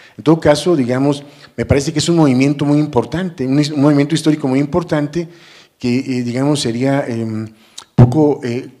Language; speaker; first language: Spanish; native; Spanish